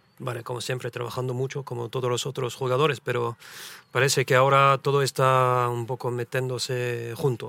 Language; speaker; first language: Spanish; early bilingual, heritage; French